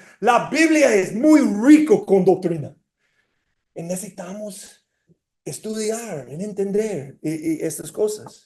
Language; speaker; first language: Spanish; non-native, fluent; English